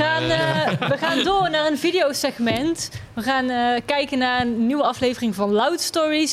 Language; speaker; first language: Dutch; native; Dutch